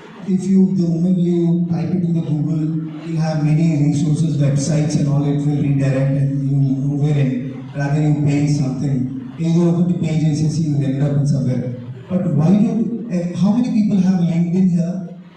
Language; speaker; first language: English; non-native, local second language; Telugu